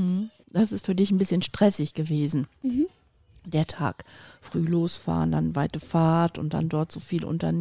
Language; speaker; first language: German; native; German